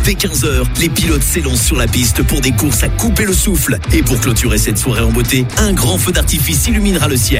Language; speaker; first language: French; native; French